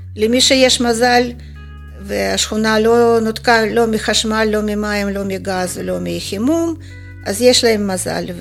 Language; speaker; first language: Hebrew; non-native, fluent; Ukrainian